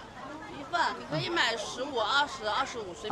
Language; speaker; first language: Chinese; native; Chinese